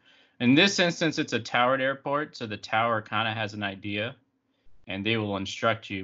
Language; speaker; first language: English; native; English